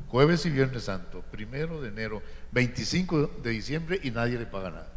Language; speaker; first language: Spanish; native; Spanish